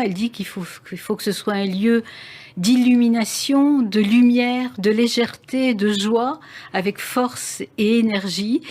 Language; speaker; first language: French; native; French